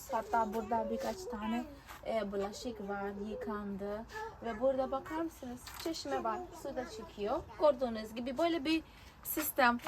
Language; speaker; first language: Turkish; non-native, fluent; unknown